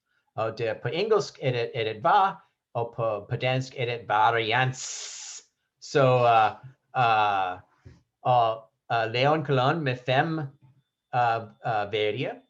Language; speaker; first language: Danish; non-native, fluent; English